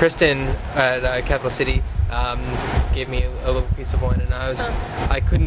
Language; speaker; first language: English; native; English